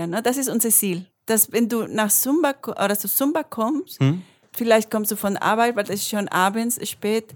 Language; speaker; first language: German; non-native, learner; Spanish